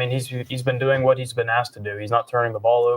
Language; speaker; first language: English; native; English